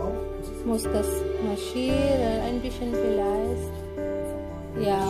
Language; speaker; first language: German; non-native, learner; Filipino